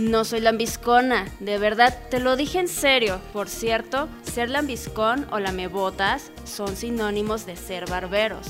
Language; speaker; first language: Spanish; native; Spanish